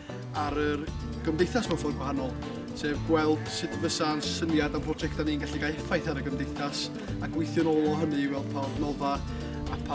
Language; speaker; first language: Welsh; native; Welsh